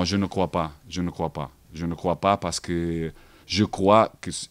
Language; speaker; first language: French; non-native, learner; Portuguese